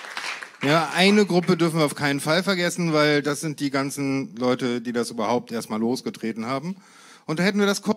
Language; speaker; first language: German; native; German